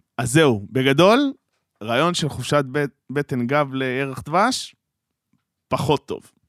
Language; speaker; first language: Hebrew; native; Hebrew